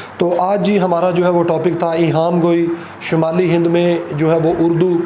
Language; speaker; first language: Urdu; native; Urdu